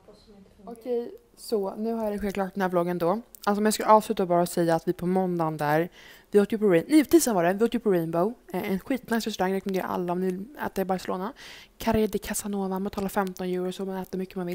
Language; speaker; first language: Swedish; native; Swedish